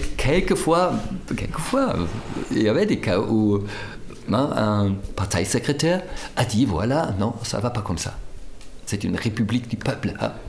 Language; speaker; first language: French; non-native, fluent; German